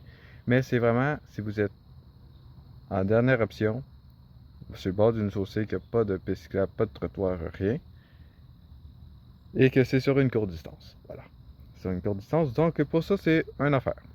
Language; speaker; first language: French; native; French